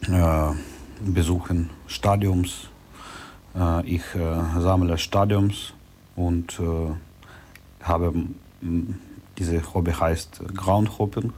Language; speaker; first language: German; non-native, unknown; Russian